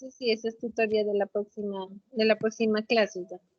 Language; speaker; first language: Spanish; native; Spanish